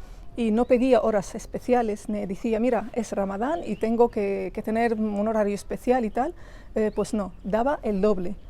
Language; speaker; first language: Spanish; early bilingual, other home language; Arabic